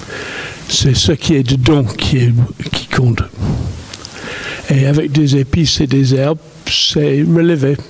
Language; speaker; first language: French; non-native, fluent; English